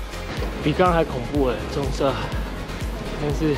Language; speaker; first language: Chinese; native; Chinese